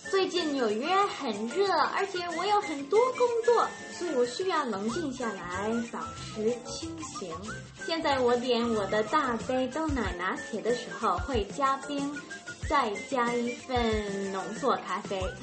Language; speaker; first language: Chinese; native; Chinese